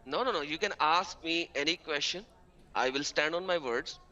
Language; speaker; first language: English; non-native, local second language; Hindi